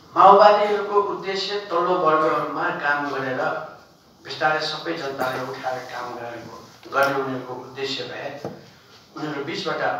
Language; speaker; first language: Nepali; non-native, local second language; Newari